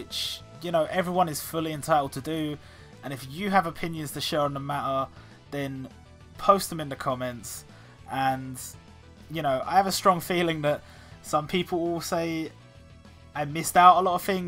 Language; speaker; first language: English; native; English